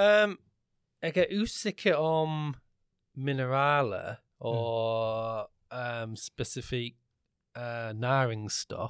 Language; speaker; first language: Norwegian; non-native, learner; English